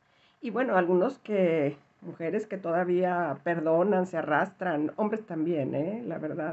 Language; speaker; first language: Spanish; native; Spanish